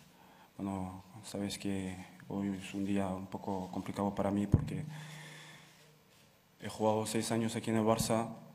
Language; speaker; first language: Spanish; non-native, fluent; French